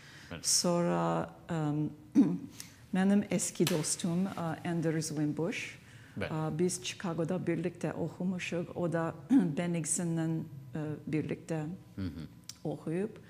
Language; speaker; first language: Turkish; non-native, fluent; English